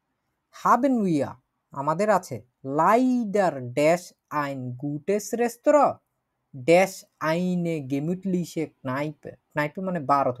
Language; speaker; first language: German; non-native, fluent; Bangla